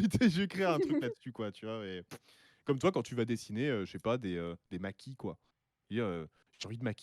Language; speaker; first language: French; native; French